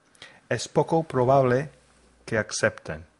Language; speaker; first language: Spanish; non-native, fluent; English